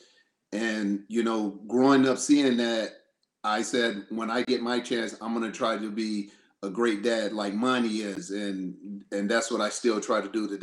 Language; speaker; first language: English; native; English